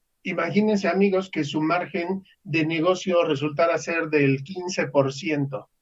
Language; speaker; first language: Spanish; native; Spanish